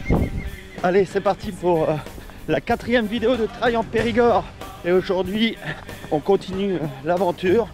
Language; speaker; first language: French; native; French